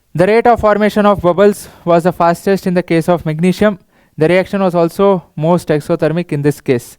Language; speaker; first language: English; non-native, local second language; Kannada